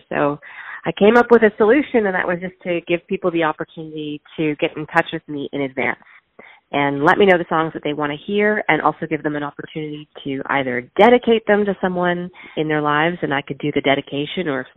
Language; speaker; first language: English; native; English